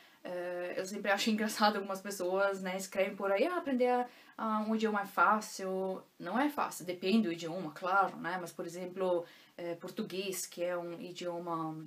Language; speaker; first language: Portuguese; non-native, local second language; German